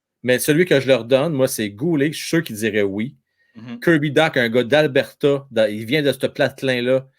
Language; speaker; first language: French; native; French